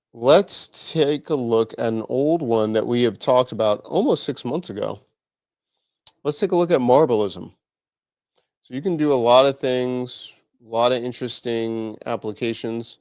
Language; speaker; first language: English; native; English